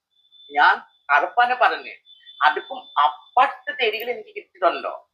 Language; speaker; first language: Malayalam; non-native, learner; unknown